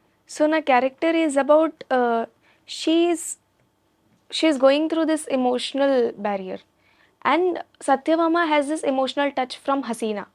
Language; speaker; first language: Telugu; non-native, local second language; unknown